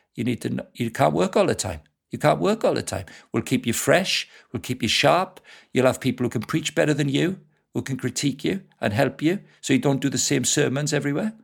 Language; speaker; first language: English; native; English